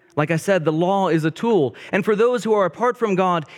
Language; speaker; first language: English; native; English